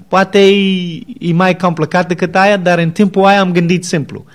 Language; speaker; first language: Romanian; non-native, learner; English